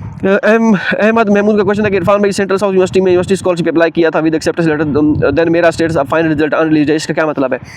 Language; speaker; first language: Urdu; non-native, local second language; Saraiki